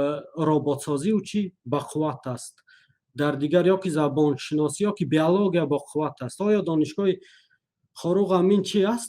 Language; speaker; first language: Persian; non-native, local second language; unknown